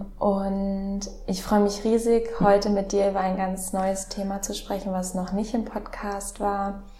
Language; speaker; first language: German; native; German